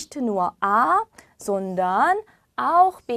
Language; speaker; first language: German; non-native, fluent; Korean